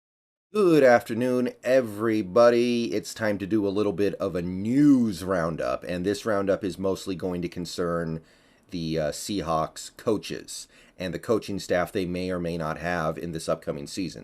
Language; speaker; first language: English; native; English